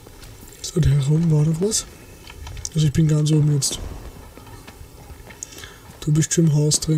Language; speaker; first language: German; native; German